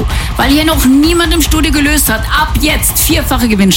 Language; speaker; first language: German; native; German